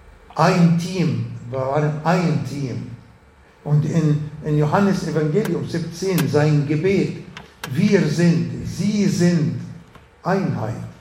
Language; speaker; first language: German; non-native, learner; Arabic